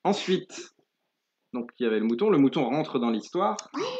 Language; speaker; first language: French; native; French